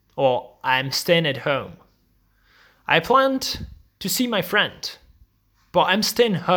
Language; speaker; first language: English; non-native, fluent; Czech